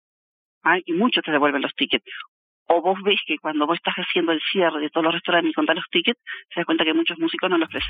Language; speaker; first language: Spanish; native; Spanish